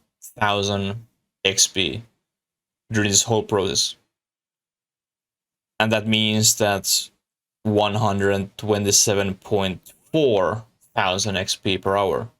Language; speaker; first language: English; non-native, learner; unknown